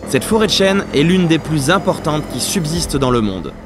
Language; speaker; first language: French; native; French